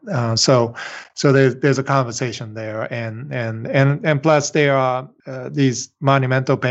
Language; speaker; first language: English; non-native, fluent; Japanese